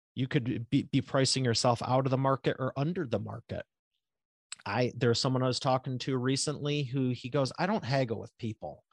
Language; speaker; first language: English; native; English